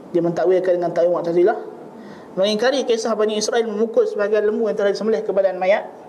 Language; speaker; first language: Malay; native; Malay